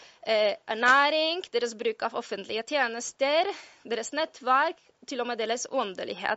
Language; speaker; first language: Norwegian; non-native, fluent; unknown